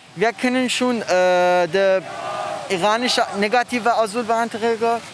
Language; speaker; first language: German; non-native, learner; Persian